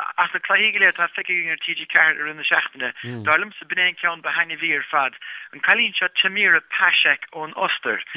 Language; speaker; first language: Irish; native; Irish